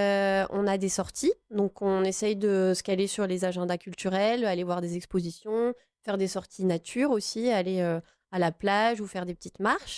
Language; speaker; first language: French; native; French